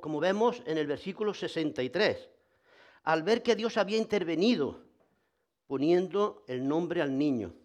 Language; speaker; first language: Spanish; native; Spanish